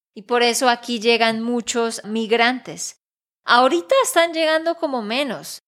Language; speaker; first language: Spanish; native; Spanish